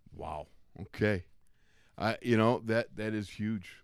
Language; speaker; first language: English; native; English